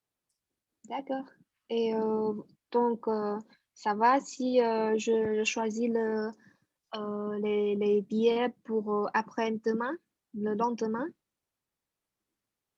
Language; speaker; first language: French; non-native, fluent; Chinese